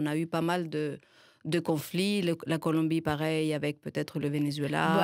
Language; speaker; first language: French; non-native, fluent; Spanish